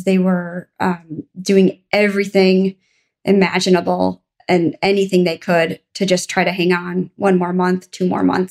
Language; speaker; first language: English; native; English